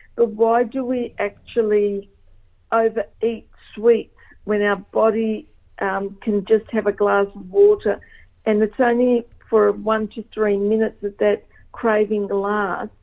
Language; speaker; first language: English; early bilingual, other home language; Macedonian